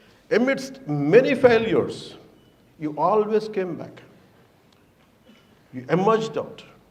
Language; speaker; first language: English; non-native, local second language; Telugu